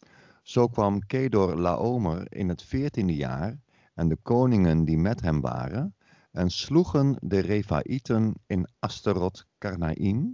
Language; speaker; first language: Dutch; native; Dutch